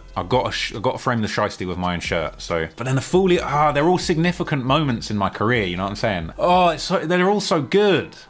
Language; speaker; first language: English; native; English